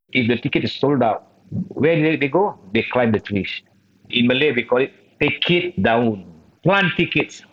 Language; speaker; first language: English; non-native, local second language; Malay